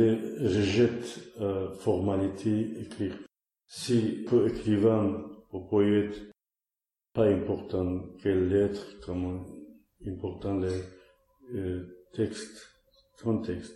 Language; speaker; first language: French; non-native, learner; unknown